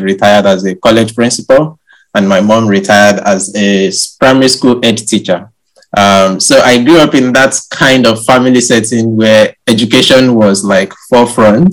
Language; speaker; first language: English; non-native, local second language; Yoruba